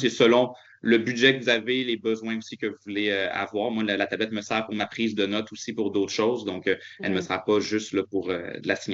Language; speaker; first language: French; native; French